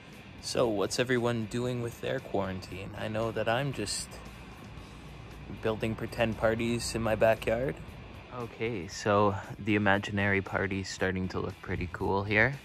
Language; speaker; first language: English; native; English